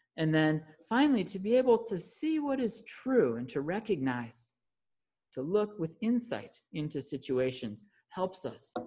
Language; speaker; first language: English; native; English